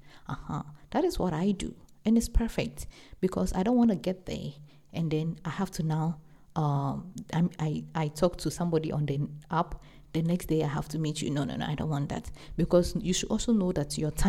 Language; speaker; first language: English; non-native, local second language; Akan